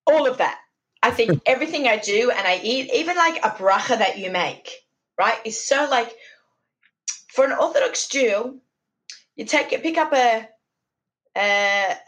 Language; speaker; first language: English; native; English